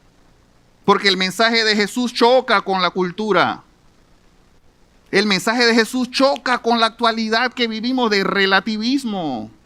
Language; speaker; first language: Spanish; native; Spanish